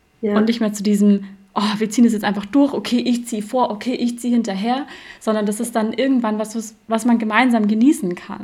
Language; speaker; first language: German; native; German